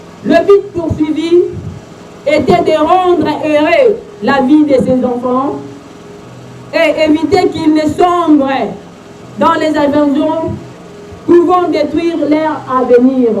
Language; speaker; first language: French; non-native, local second language; Lingala